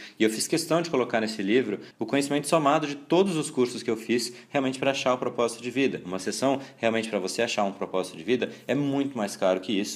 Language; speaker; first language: Portuguese; native; Portuguese